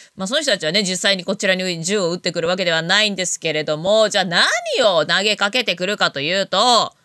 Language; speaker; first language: Japanese; native; Japanese